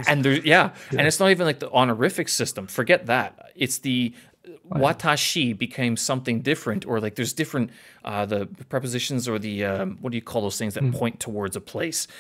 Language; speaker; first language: English; native; English